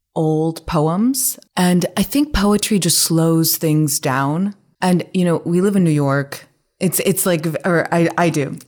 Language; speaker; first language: English; native; English